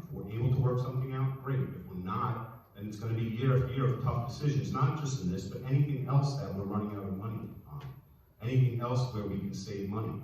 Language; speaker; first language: English; native; English